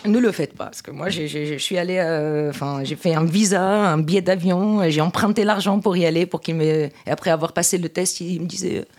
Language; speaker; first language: French; non-native, local second language; Arabic